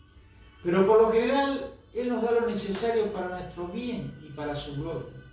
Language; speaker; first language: Spanish; native; Spanish